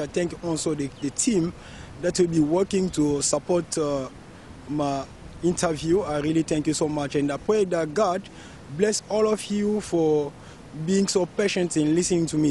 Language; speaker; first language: English; non-native, fluent; Lingala